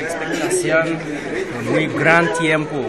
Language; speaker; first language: Spanish; non-native, learner; English